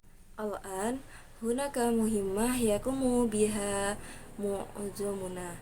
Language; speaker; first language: Arabic; non-native, learner; Indonesian